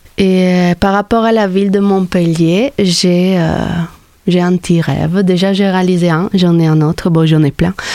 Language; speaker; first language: French; non-native, fluent; Italian